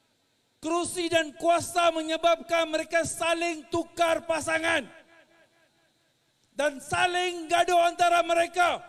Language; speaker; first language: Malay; non-native, local second language; Tamil